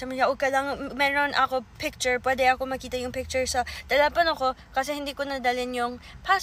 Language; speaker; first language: Filipino; early bilingual, heritage; English